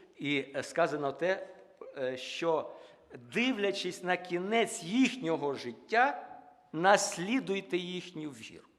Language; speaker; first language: Ukrainian; non-native, local second language; Russian